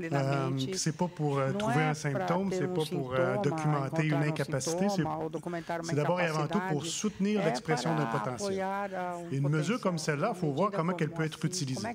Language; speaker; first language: French; native; French